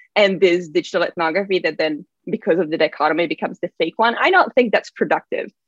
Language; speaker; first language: English; non-native, fluent; Italian